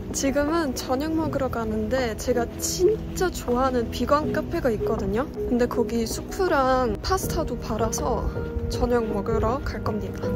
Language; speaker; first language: Korean; non-native, fluent; German